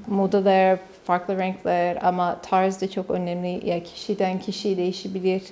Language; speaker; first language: Turkish; non-native, learner; English